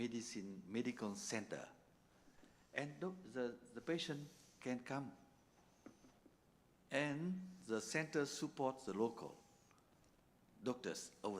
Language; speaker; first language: English; non-native, learner; Vietnamese